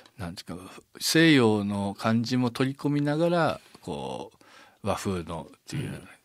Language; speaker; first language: Japanese; native; Japanese